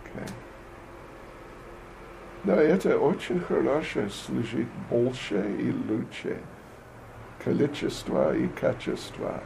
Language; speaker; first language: Russian; non-native, learner; English